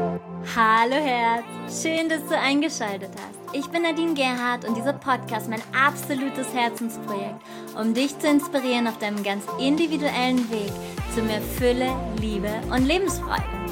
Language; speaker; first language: German; native; German